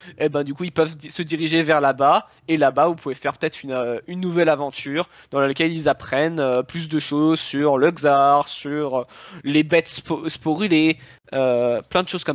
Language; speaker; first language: French; native; French